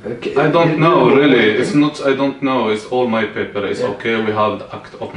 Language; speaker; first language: English; non-native, learner; Arabic